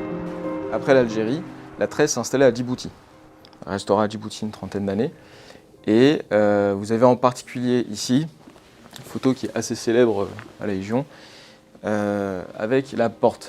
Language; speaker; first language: French; native; French